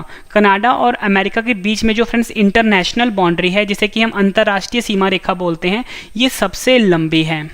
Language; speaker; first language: Hindi; native; Hindi